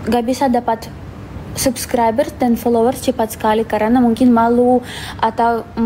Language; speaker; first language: Indonesian; non-native, fluent; Russian